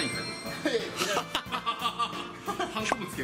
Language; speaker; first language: Japanese; native; Japanese